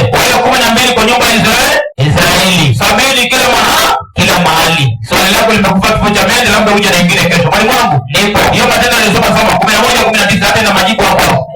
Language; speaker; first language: Swahili; non-native, local second language; Luo (Kenya and Tanzania)